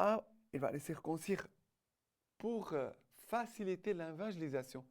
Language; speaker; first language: French; non-native, fluent; Portuguese